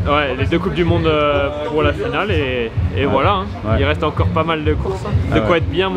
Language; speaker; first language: French; native; French